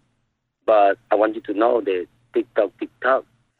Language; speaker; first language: English; non-native, fluent; Spanish